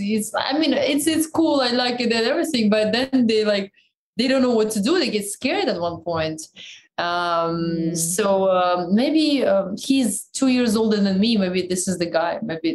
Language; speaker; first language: English; non-native, fluent; Russian